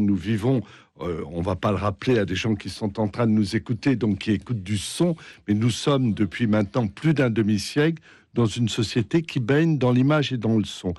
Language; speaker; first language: French; native; French